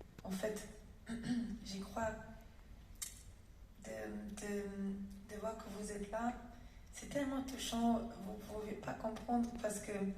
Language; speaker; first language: French; non-native, fluent; German